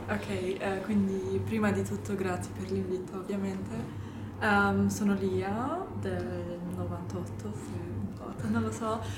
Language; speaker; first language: Italian; non-native, learner; German